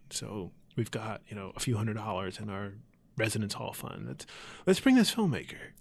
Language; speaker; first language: English; native; English